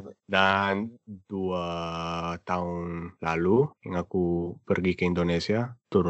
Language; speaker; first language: Indonesian; non-native, learner; English